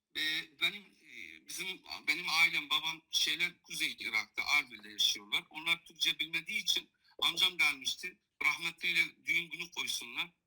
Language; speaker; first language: Turkish; non-native, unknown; Kurdish